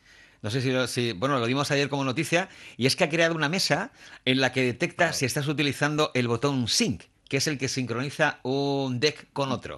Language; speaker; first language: Spanish; native; Spanish